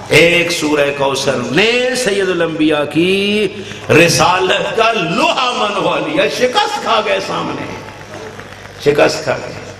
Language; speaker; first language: Urdu; non-native, local second language; Punjabi